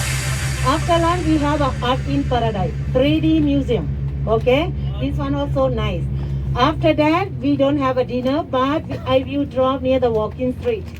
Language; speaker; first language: English; non-native, learner; Thai